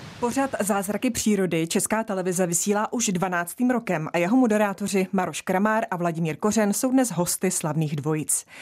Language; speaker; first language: Czech; native; Czech